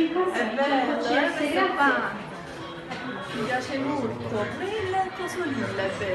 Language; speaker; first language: Italian; non-native, learner; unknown